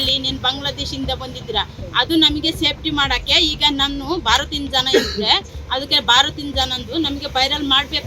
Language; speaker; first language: Kannada; non-native, learner; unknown